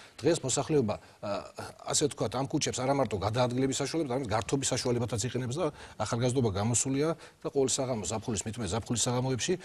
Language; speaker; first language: Georgian; native; Georgian